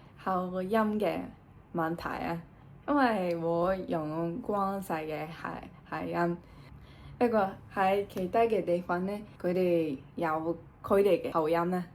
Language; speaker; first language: Cantonese; non-native, learner; Japanese